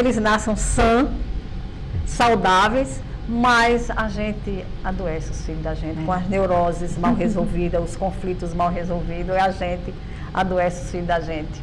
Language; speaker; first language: Portuguese; native; Portuguese